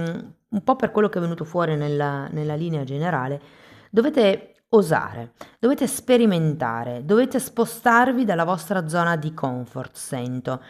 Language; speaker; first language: Italian; native; Italian